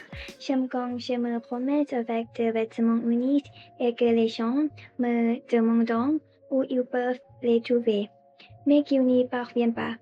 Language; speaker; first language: French; non-native, learner; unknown